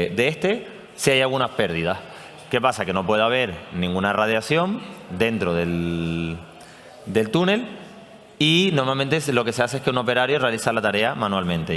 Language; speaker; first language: Spanish; native; Spanish